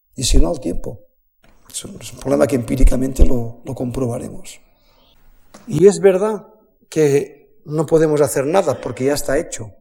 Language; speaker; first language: Spanish; native; Spanish